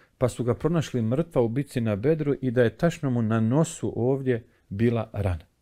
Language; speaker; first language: Bosnian; native; Bosnian